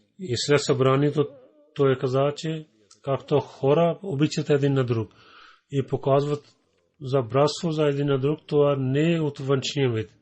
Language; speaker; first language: Bulgarian; non-native, fluent; Urdu